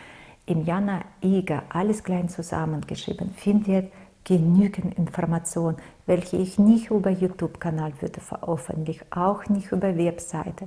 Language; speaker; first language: German; non-native, fluent; Russian